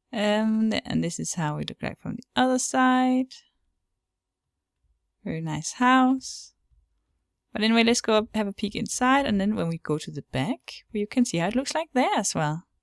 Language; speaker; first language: English; non-native, fluent; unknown